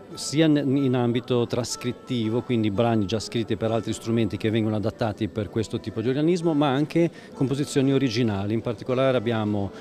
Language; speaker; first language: Italian; native; Italian